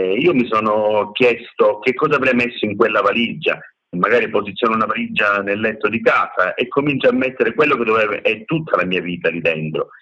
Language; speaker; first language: Italian; native; Italian